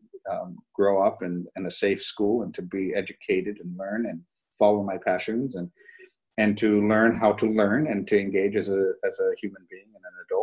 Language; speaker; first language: English; native; English